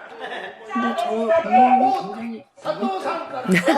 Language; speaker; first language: Korean; native; Korean